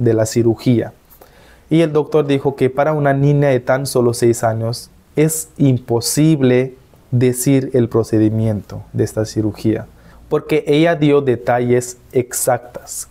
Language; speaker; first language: Spanish; non-native, fluent; Hindi